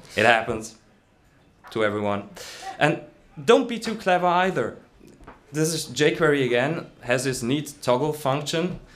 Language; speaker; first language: English; non-native, fluent; German